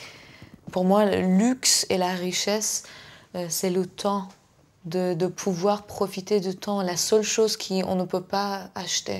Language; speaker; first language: French; non-native, fluent; Persian